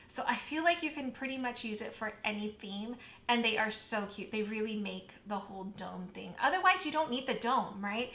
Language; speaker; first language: English; native; English